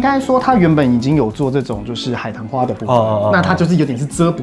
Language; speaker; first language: Chinese; native; Chinese